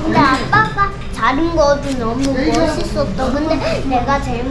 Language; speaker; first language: Korean; early bilingual, heritage; Korean